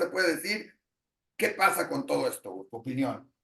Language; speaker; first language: Spanish; native; Spanish